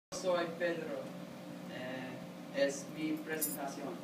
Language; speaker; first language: Spanish; non-native, learner; English